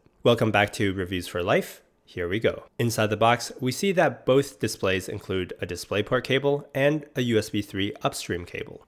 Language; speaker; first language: English; native; English